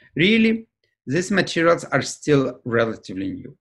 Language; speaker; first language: English; non-native, fluent; Ukrainian